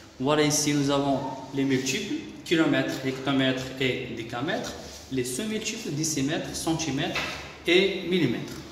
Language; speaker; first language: French; non-native, local second language; Arabic